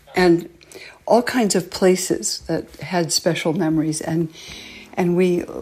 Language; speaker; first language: English; native; English